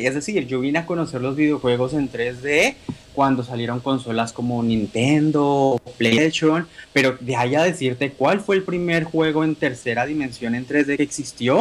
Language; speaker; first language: Spanish; native; Spanish